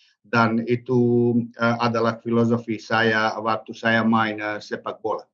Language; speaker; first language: Indonesian; non-native, learner; Serbian